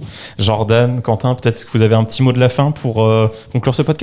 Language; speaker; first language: French; native; French